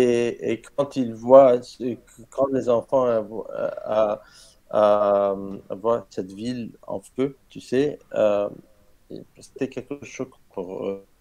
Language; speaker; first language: French; non-native, learner; Arabic